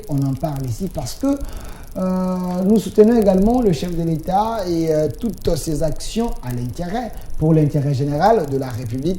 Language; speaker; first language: French; non-native, local second language; Lingala